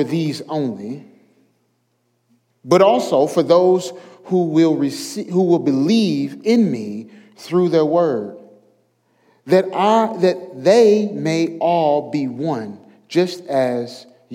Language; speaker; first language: English; native; English